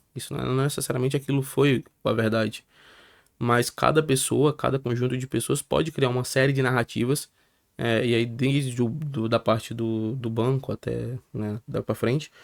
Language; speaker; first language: Portuguese; native; Portuguese